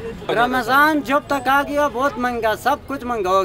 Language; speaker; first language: Hindi; non-native, learner; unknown